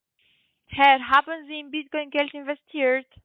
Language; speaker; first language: German; non-native, learner; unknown